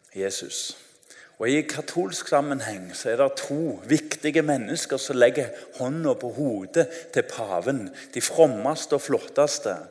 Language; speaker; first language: Norwegian; native; Norwegian